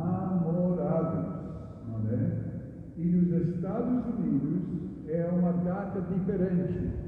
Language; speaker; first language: Portuguese; non-native, fluent; English